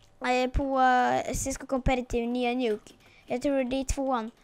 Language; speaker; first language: Swedish; native; Swedish